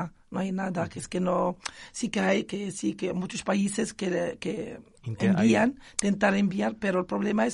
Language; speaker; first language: Spanish; non-native, local second language; Arabic